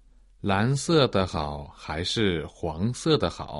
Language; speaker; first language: Chinese; non-native, learner; Portuguese